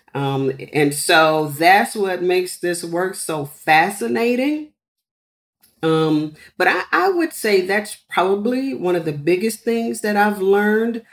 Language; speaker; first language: English; native; English